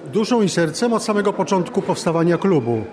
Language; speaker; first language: Polish; native; Polish